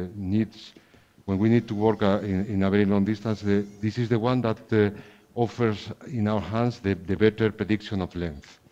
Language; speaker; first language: English; non-native, fluent; Spanish